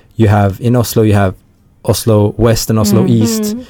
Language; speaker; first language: English; early bilingual, heritage; Tamil